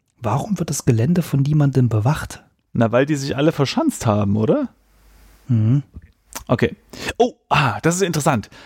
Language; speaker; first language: German; native; German